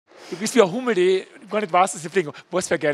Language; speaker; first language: German; native; German